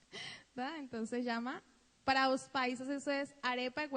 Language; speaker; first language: Portuguese; non-native, fluent; Spanish